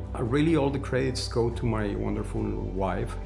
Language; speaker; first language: English; non-native, fluent; Spanish